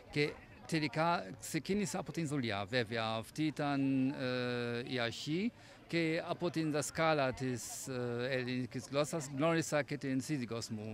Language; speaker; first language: Greek; non-native, fluent; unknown